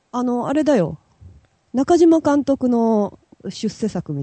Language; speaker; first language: Japanese; native; Japanese